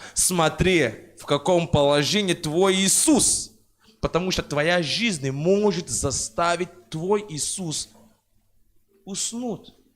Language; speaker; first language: Russian; non-native, fluent; French